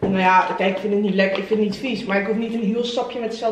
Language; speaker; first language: Dutch; native; Dutch